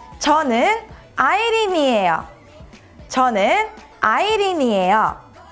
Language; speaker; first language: Korean; native; Korean